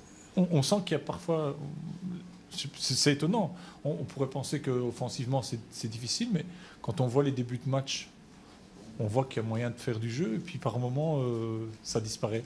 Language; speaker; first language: French; native; French